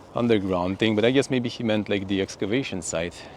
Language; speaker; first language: English; non-native, fluent; Russian